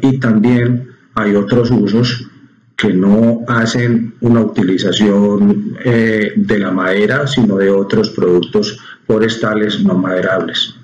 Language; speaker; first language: Spanish; native; Spanish